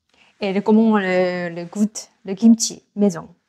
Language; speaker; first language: French; non-native, learner; Korean